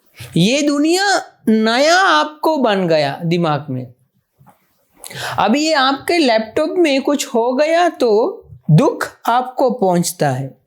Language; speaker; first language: Hindi; non-native, fluent; Sinhala